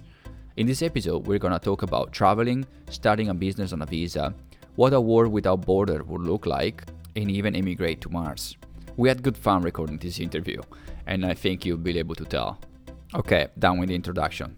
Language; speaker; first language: English; non-native, fluent; Italian